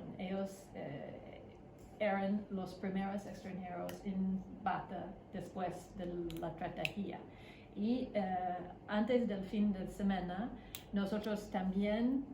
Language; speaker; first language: Spanish; non-native, fluent; English